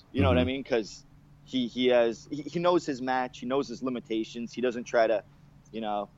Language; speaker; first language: English; native; English